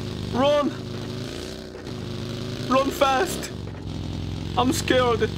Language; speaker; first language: English; non-native, learner; Korean